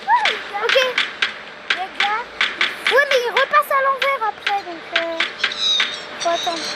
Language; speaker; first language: French; native; French